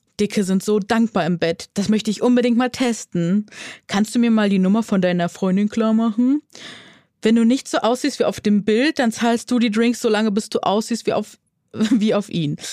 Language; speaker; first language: German; native; German